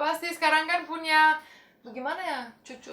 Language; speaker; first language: Indonesian; non-native, fluent; Romanian